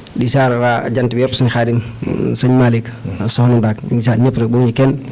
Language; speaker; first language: Wolof; native; Wolof